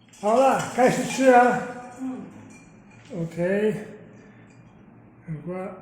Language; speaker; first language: Chinese; non-native, fluent; Italian